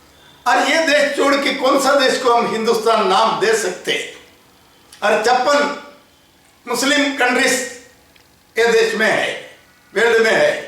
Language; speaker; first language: Hindi; non-native, local second language; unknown